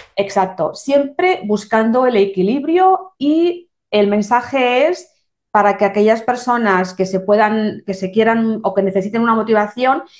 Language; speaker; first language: Spanish; native; Spanish